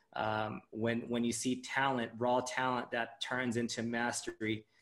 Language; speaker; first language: English; early bilingual, other home language; Japanese